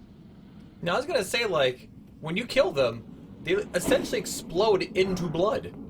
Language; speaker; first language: English; native; English